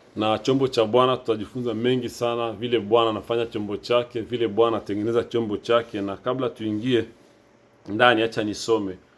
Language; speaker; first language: Swahili; native; Swahili